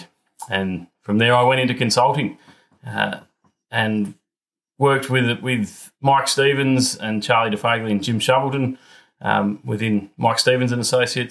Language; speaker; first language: English; native; English